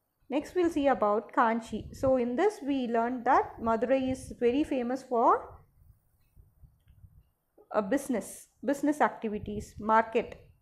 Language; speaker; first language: English; non-native, local second language; Tamil